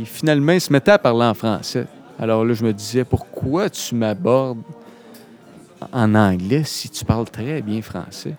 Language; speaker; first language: French; native; French